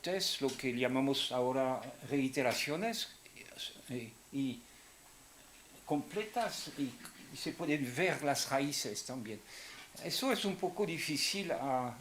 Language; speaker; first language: Spanish; non-native, fluent; French